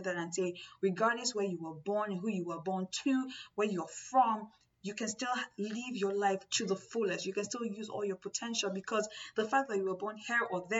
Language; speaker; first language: English; non-native, local second language; Yoruba